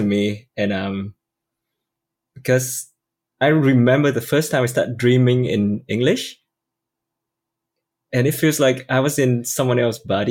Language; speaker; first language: English; non-native, fluent; Vietnamese